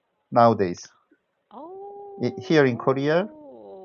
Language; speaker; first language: English; non-native, learner; Korean